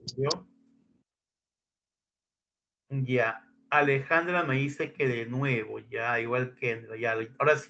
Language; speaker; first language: Spanish; native; Spanish